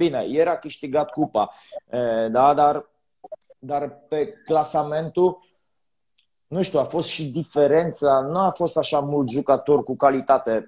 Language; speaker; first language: Romanian; non-native, learner; Polish